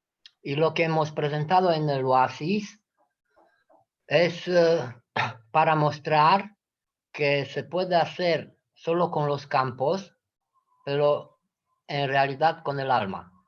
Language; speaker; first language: Spanish; non-native, fluent; Romanian